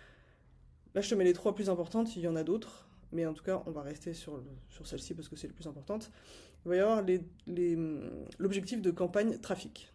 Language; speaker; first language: French; native; French